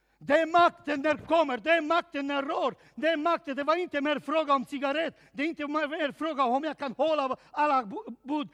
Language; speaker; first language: Swedish; non-native, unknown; Serbian